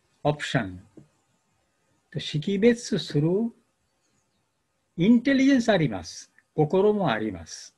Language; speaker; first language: Japanese; non-native, learner; Bangla